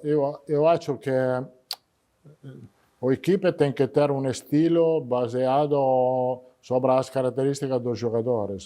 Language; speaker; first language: Portuguese; non-native, fluent; Italian